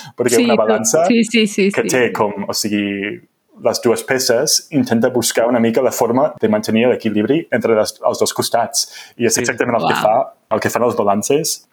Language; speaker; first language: Catalan; non-native, fluent; English